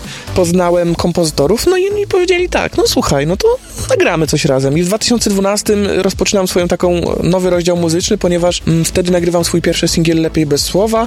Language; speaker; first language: Polish; native; Polish